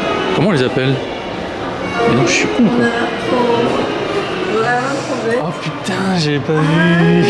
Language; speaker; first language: French; native; French